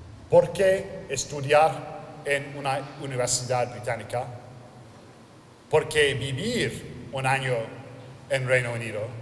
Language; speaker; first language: Italian; non-native, learner; Spanish